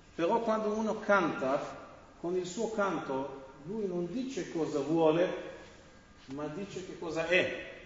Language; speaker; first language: Italian; non-native, fluent; Hebrew